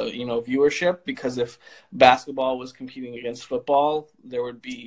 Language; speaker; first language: English; native; English